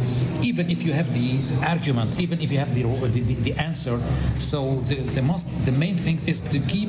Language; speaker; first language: English; non-native, learner; Arabic